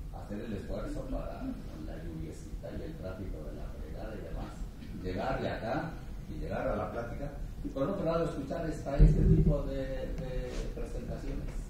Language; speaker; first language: Spanish; native; Spanish